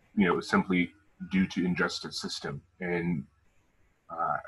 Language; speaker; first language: English; native; English